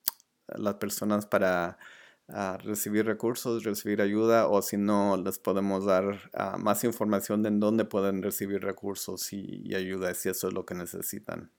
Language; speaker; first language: Spanish; early bilingual, other home language; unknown